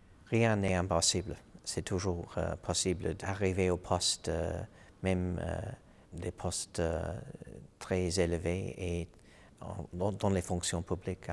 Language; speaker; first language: French; non-native, fluent; English